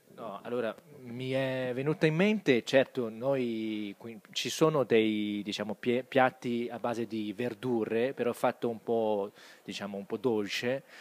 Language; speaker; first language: Italian; non-native, fluent; Chinese